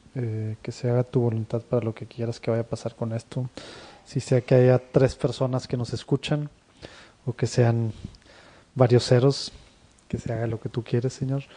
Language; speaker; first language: Spanish; native; Spanish